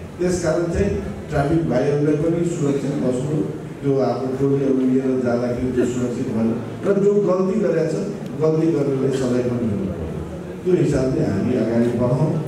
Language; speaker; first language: Nepali; non-native, local second language; Maithili